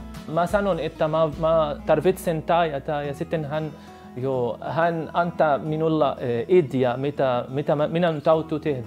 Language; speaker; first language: Finnish; non-native, learner; Arabic